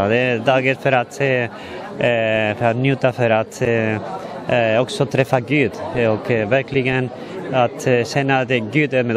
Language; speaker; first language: Swedish; non-native, fluent; Spanish